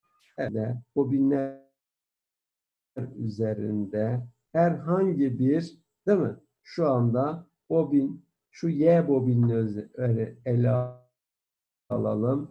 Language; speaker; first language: Turkish; native; Turkish